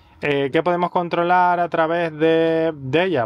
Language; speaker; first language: Spanish; native; Spanish